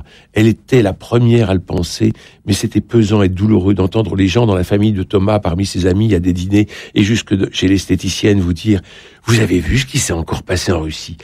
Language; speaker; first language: French; native; French